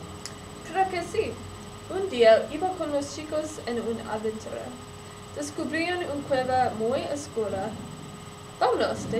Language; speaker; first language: Spanish; non-native, learner; English